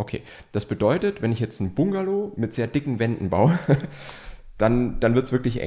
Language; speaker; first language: German; native; German